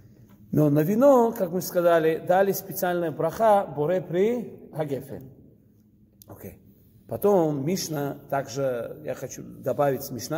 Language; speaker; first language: Russian; early bilingual, heritage; Russian